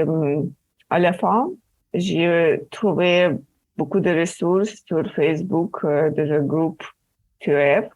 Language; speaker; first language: French; non-native, fluent; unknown